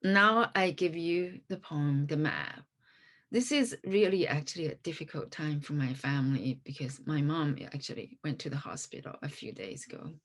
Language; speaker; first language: English; non-native, fluent; Chinese